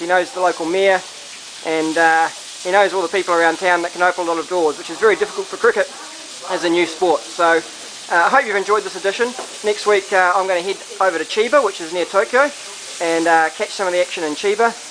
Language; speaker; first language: English; native; English